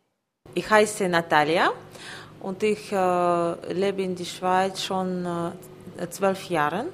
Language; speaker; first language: German; non-native, learner; Russian